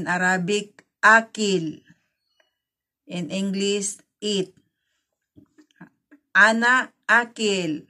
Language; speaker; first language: English; non-native, fluent; Filipino